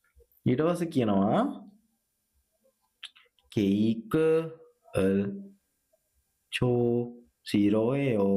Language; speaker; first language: Korean; non-native, fluent; Sinhala